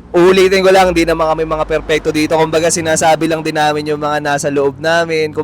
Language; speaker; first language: Filipino; native; Filipino